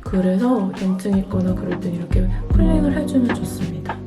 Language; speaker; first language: Korean; native; Korean